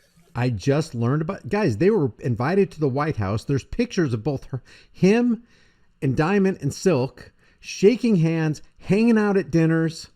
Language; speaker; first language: English; native; English